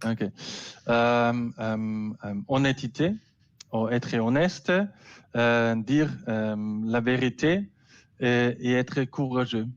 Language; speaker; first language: French; non-native, learner; German